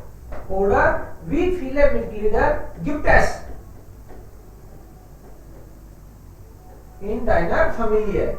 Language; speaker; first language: German; non-native, fluent; Hindi